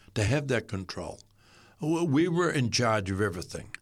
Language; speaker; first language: English; native; English